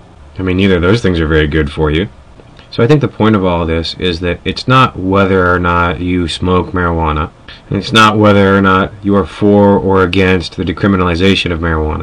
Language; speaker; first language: English; native; English